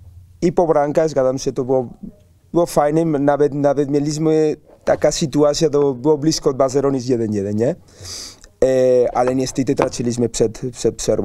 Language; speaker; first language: Polish; non-native, learner; Spanish